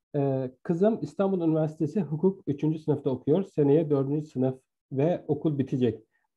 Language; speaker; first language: Turkish; native; Turkish